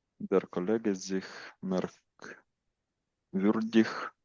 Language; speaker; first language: German; non-native, learner; Ukrainian